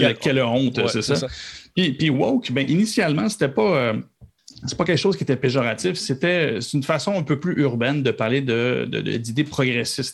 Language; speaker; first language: French; native; French